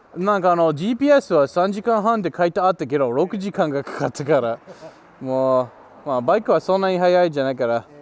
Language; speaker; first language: Japanese; non-native, fluent; English